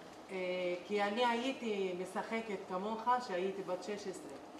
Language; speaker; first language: Hebrew; non-native, local second language; Arabic